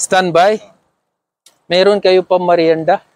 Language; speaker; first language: Filipino; non-native, learner; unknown